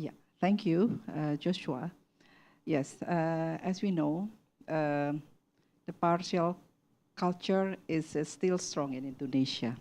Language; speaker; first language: English; non-native, learner; Indonesian